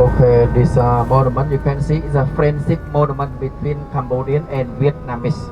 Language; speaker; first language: English; non-native, learner; Khmer